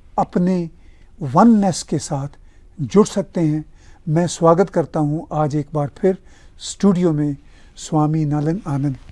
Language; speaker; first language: Urdu; native; Urdu